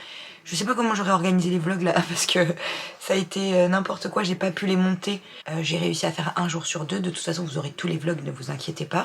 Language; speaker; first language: French; native; French